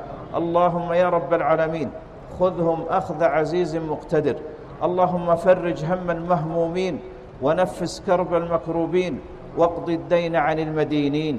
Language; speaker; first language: Arabic; native; Arabic